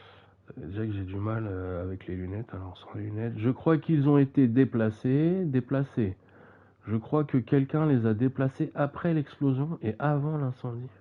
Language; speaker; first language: French; native; French